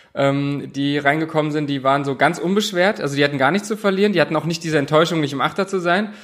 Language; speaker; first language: German; native; German